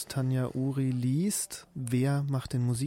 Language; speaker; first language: German; native; German